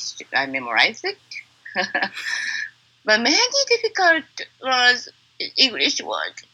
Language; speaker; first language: English; non-native, learner; Japanese